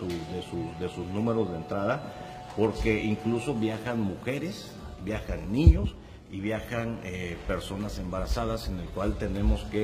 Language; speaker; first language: Spanish; native; Spanish